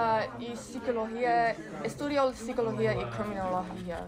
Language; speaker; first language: Spanish; non-native, learner; English